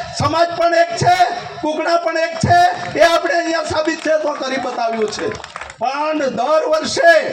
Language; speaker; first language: Gujarati; non-native, local second language; Kukna